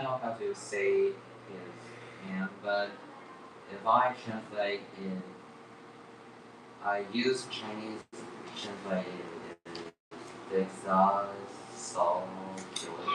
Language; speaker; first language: English; non-native, learner; Chinese